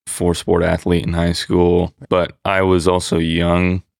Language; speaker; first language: English; native; English